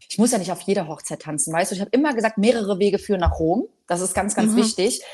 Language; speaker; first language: German; early bilingual, other home language; Polish